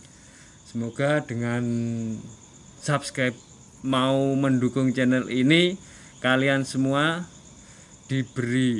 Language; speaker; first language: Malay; non-native, local second language; Javanese